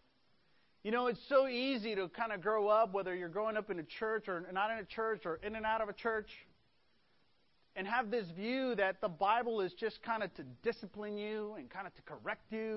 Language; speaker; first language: English; early bilingual, other home language; Spanish